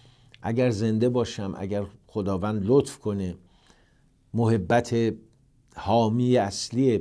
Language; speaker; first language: Persian; native; Persian